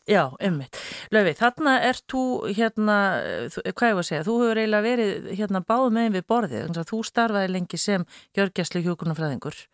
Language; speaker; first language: Icelandic; native; Icelandic